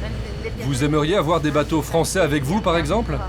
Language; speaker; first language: French; native; French